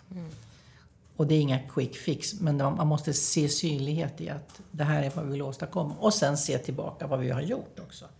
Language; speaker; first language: Swedish; native; Swedish